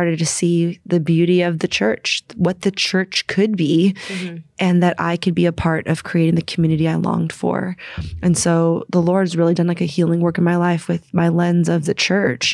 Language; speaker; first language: English; native; English